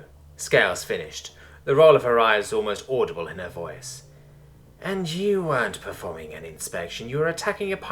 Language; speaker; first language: English; native; English